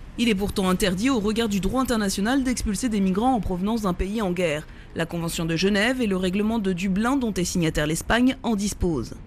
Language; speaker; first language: French; native; French